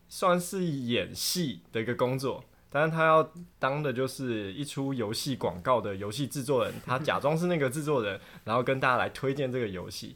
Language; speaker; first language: Chinese; native; Chinese